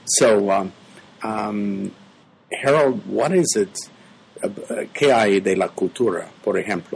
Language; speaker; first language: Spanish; non-native, fluent; English